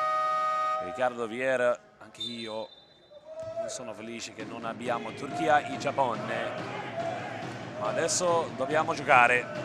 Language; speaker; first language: Italian; non-native, learner; English